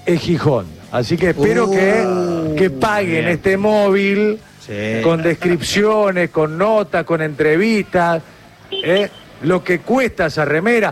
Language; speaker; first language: Spanish; native; Spanish